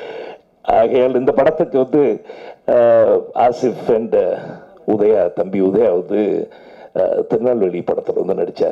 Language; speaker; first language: Tamil; native; Tamil